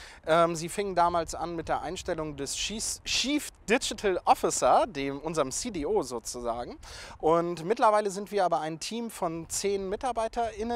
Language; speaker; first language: German; native; German